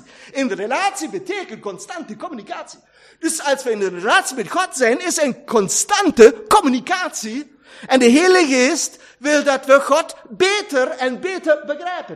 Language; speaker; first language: Dutch; non-native, fluent; German